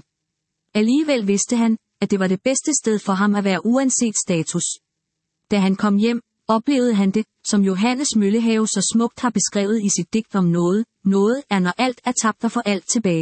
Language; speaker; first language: Danish; native; Danish